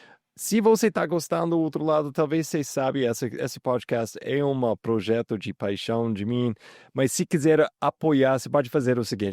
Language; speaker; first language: Portuguese; non-native, fluent; English